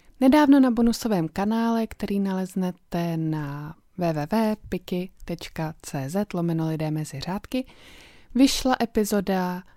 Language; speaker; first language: Czech; native; Czech